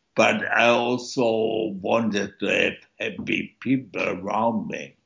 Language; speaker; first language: English; early bilingual, other home language; German